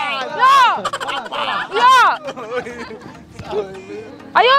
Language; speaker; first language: Indonesian; non-native, learner; Russian